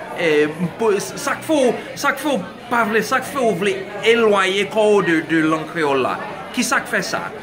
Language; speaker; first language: Haitian Creole; non-native, fluent; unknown